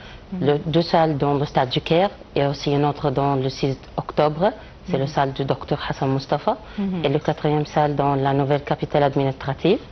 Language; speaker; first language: French; non-native, learner; Arabic